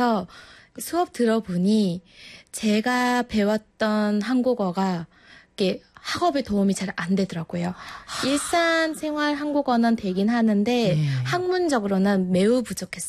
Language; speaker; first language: Korean; non-native, fluent; Mongolian